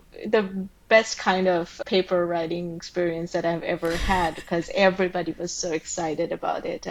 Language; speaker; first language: English; non-native, local second language; Bangla